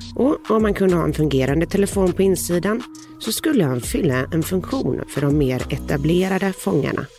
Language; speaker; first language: Swedish; native; Swedish